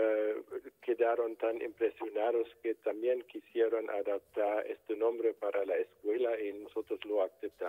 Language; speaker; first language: Spanish; non-native, fluent; German